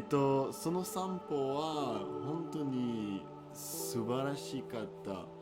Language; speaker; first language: Japanese; non-native, learner; French